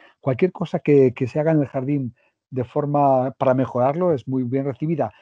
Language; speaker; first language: Spanish; native; Spanish